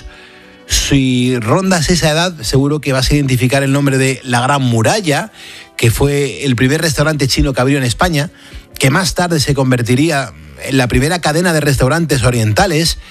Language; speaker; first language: Spanish; native; Spanish